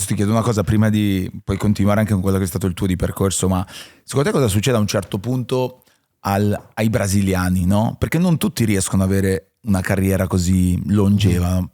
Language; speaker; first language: Italian; native; Italian